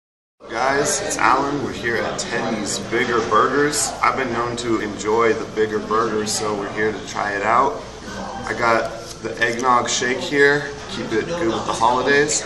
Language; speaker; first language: English; native; English